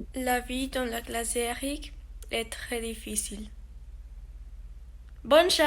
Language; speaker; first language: French; non-native, learner; Spanish